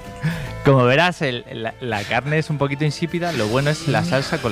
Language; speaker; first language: Spanish; native; Spanish